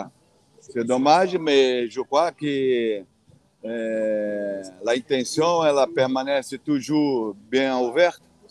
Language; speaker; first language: French; non-native, fluent; Portuguese